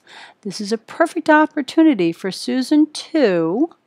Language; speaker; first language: English; native; English